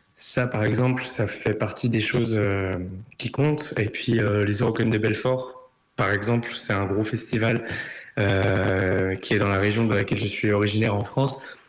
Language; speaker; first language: French; early bilingual, other home language; Turkish